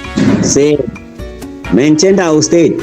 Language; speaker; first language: Spanish; non-native, fluent; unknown